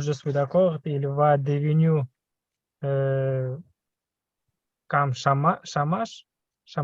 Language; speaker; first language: French; non-native, learner; Russian